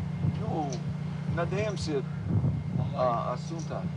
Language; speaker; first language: Russian; non-native, learner; English